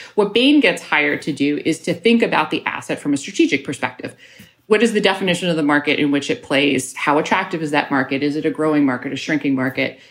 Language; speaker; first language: English; native; English